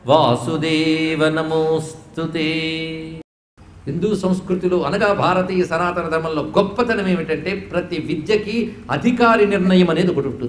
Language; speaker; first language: Telugu; native; Telugu